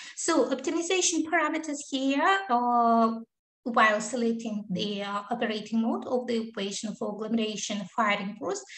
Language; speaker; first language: English; non-native, learner; Kazakh